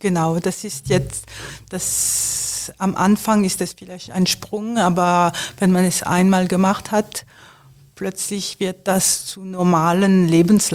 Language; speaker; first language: German; non-native, fluent; French